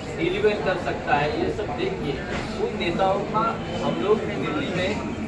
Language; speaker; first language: Hindi; non-native, local second language; Marathi